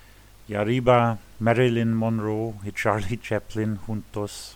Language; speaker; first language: Spanish; non-native, fluent; Luxembourgish